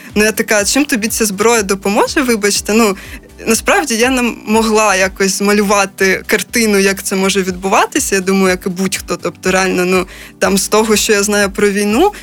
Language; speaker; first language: Ukrainian; native; Ukrainian